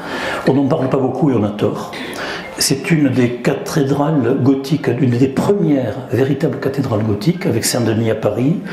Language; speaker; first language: French; native; French